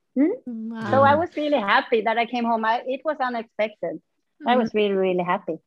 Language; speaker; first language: English; non-native, fluent; Swedish